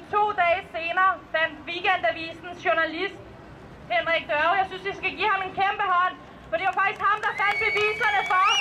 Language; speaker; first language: Danish; early bilingual, other home language; Persian